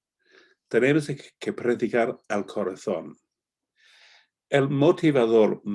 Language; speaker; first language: Spanish; non-native, fluent; English